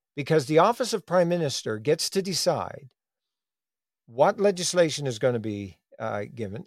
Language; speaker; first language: English; native; English